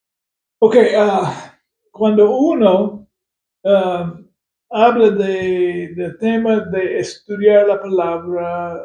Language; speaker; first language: Spanish; non-native, fluent; English